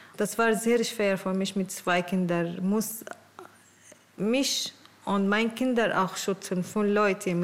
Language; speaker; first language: German; non-native, learner; Arabic